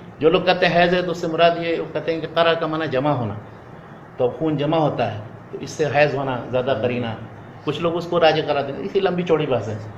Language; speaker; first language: Urdu; native; Urdu